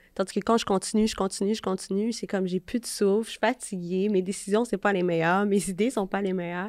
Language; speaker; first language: French; native; French